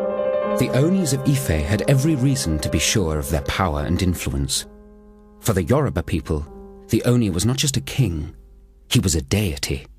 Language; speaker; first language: English; native; English